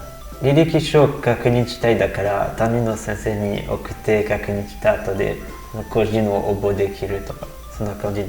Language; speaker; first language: Japanese; non-native, learner; French